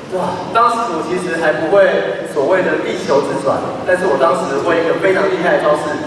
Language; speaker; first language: Chinese; native; Chinese